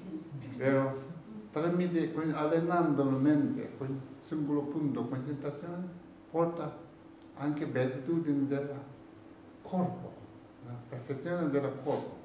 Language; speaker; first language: Italian; non-native, learner; Tibetan